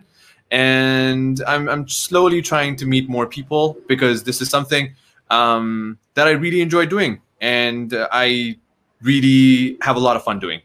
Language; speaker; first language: English; non-native, local second language; Nepali